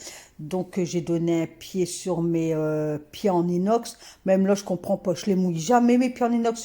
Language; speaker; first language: French; native; French